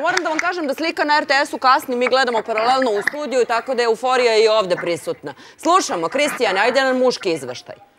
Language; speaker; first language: Serbian; native; Serbian